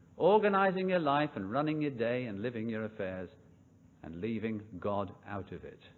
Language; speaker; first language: English; native; English